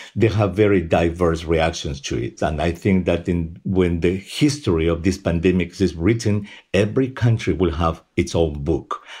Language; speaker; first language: English; non-native, fluent; Spanish